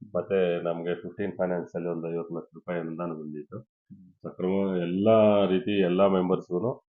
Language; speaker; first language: Kannada; native; Kannada